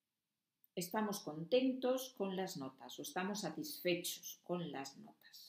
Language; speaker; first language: Spanish; non-native, fluent; German